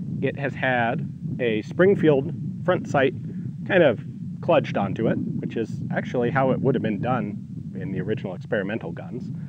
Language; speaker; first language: English; native; English